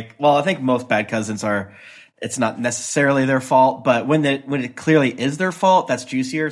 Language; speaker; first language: English; native; English